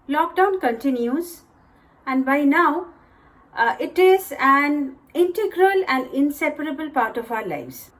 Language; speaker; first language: English; non-native, local second language; Bangla